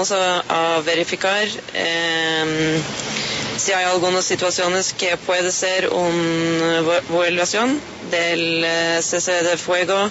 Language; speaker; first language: Spanish; non-native, learner; Norwegian